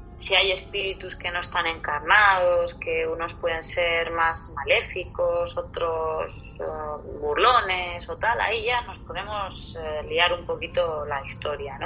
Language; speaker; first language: Spanish; native; Spanish